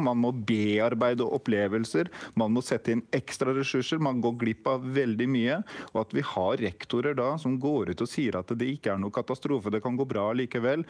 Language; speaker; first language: Norwegian; native; Norwegian